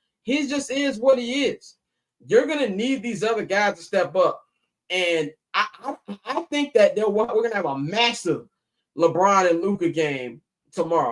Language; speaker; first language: English; native; English